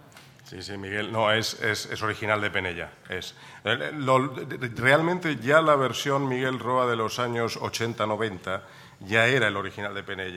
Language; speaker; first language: Spanish; native; Spanish